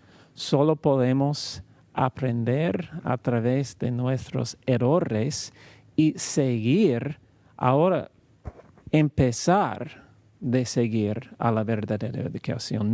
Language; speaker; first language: Spanish; non-native, learner; English